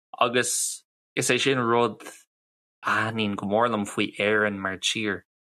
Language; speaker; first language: Irish; non-native, local second language; English